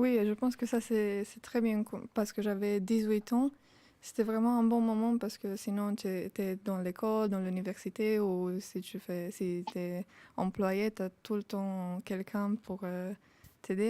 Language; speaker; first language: French; non-native, fluent; Romanian